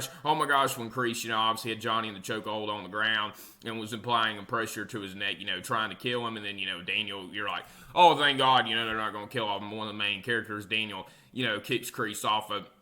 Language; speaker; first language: English; native; English